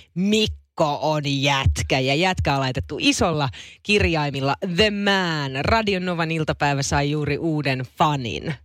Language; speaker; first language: Finnish; native; Finnish